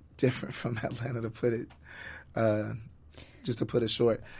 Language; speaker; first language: English; native; English